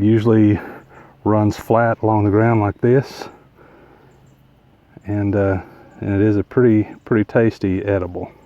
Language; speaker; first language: English; native; English